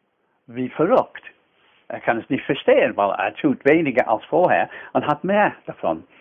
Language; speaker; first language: German; non-native, fluent; English